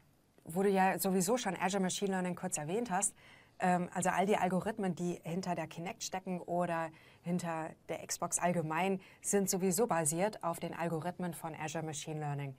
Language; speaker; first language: German; native; German